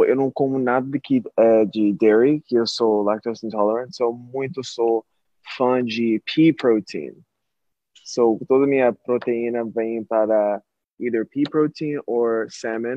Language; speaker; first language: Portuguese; early bilingual, heritage; Portuguese